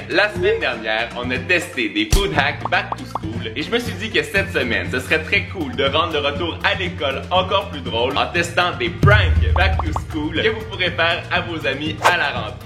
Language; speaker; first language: French; native; French